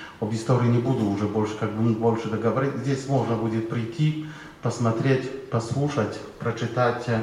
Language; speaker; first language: Russian; non-native, fluent; Polish